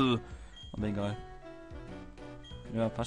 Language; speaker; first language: German; native; German